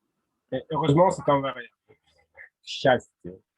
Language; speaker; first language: French; non-native, fluent; Russian